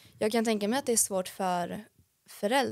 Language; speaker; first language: Swedish; native; Swedish